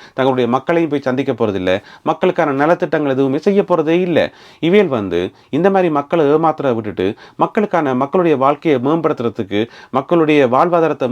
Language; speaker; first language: Tamil; native; Tamil